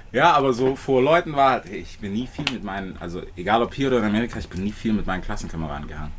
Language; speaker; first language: German; native; German